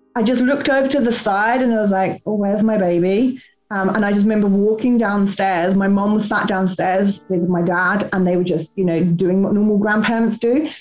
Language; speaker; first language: English; native; English